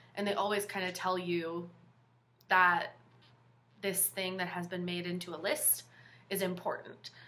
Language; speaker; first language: English; native; English